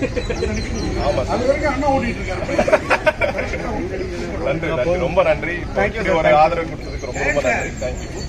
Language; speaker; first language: Tamil; native; Tamil